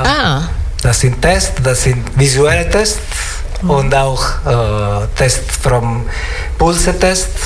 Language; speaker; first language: German; non-native, learner; Italian